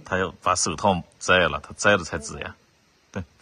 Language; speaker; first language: Chinese; native; Chinese